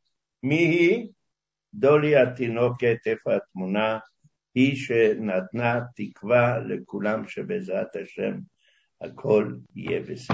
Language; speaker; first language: Hebrew; early bilingual, other home language; Hungarian